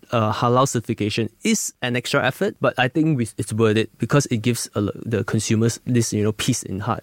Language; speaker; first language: English; non-native, local second language; Chinese